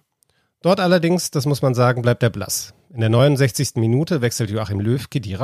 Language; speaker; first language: German; native; German